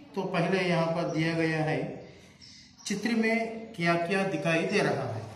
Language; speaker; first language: Hindi; non-native, local second language; Telugu